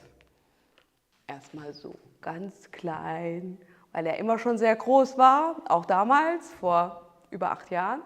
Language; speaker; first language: German; native; German